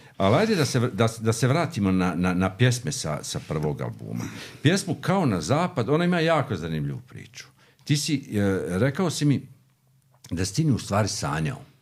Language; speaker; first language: Croatian; native; Croatian